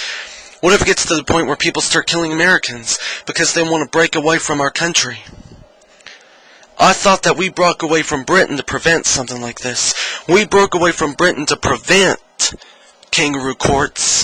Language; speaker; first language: English; native; English